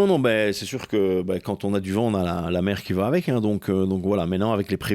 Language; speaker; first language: French; native; French